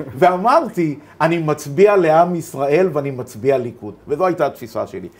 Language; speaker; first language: Hebrew; native; Hebrew